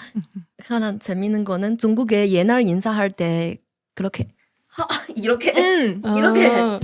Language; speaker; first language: Korean; non-native, learner; Chinese